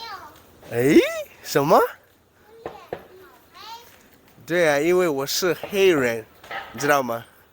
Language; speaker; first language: Chinese; non-native, learner; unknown